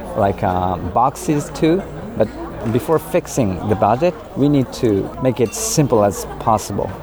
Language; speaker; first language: English; non-native, fluent; Japanese